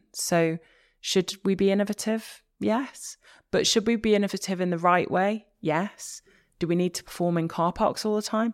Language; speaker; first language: English; native; English